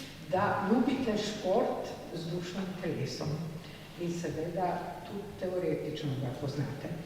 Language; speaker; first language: Slovenian; native; Slovenian